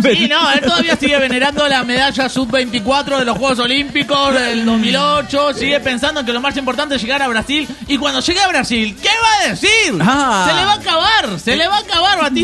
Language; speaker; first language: Spanish; native; Spanish